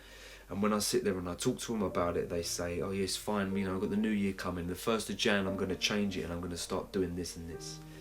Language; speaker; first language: English; native; English